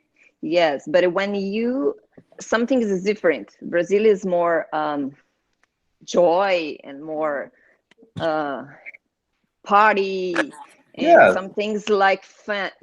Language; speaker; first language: English; non-native, learner; Portuguese